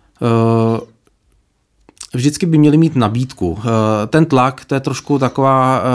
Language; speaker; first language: Czech; native; Czech